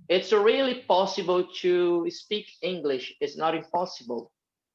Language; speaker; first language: English; non-native, fluent; Portuguese